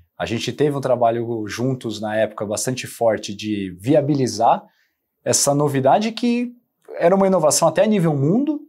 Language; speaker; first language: Portuguese; native; Portuguese